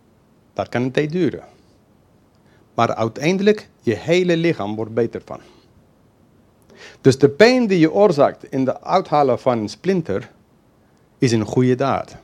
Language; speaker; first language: Dutch; non-native, fluent; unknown